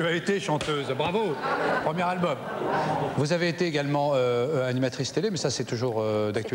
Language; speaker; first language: French; native; French